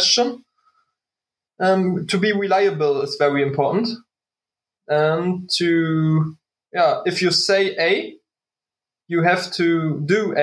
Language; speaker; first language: English; non-native, learner; German